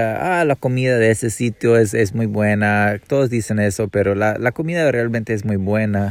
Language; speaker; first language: Spanish; non-native, fluent; English